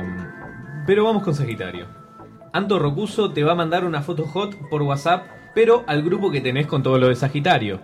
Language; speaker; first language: Spanish; native; Spanish